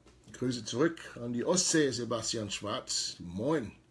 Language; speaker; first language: German; native; German